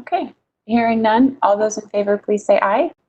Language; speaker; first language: English; native; English